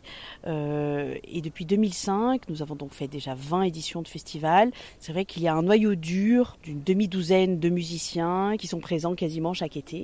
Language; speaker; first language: French; native; French